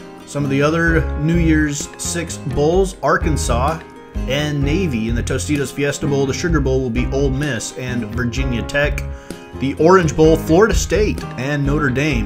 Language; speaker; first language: English; native; English